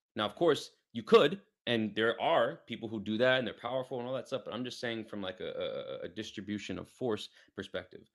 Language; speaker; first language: English; native; English